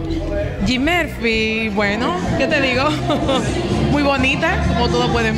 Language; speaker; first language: Spanish; non-native, learner; Italian